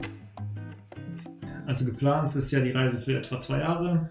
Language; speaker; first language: German; native; German